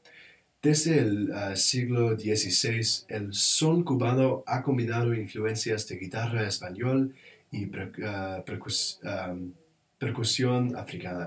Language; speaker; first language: Spanish; non-native, learner; English